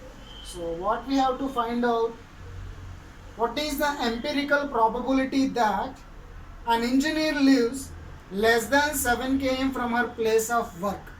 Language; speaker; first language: English; non-native, local second language; Telugu